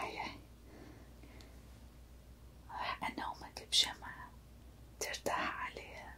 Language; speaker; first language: Arabic; native; Arabic